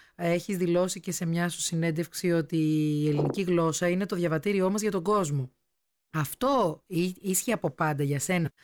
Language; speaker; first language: Greek; native; Greek